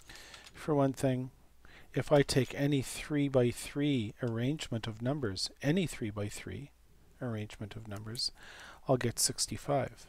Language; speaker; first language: English; native; English